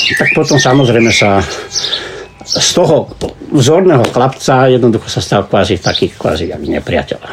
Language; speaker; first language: Slovak; early bilingual, heritage; Slovak